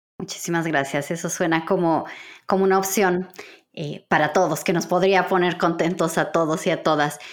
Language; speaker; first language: Spanish; native; Spanish